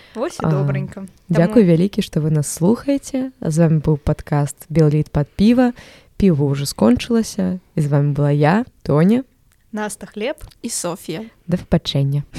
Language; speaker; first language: Belarusian; non-native, local second language; Russian